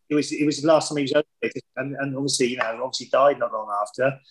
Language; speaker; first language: English; native; English